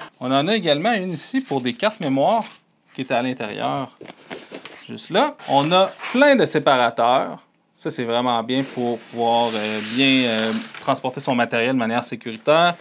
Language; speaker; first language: French; native; French